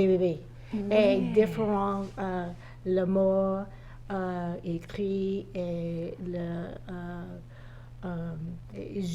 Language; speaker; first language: French; non-native, learner; English